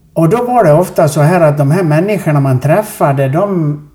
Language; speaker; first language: Swedish; native; Swedish